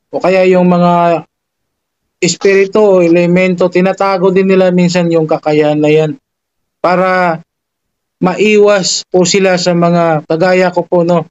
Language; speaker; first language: Filipino; non-native, local second language; Cebuano